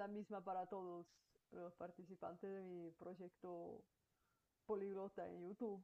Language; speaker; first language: Spanish; non-native, fluent; Bulgarian